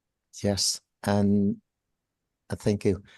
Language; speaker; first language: English; non-native, learner; Vietnamese